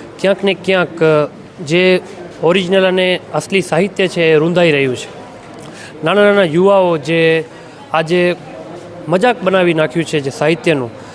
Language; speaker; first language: Gujarati; non-native, local second language; Kachhi